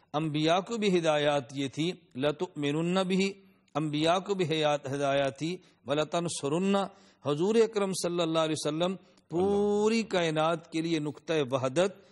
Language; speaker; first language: Urdu; non-native, local second language; Punjabi